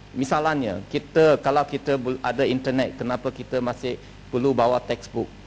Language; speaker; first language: Malay; non-native, local second language; Chinese